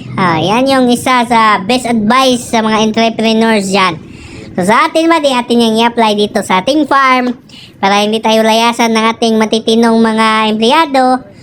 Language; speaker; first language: Filipino; non-native, local second language; Cebuano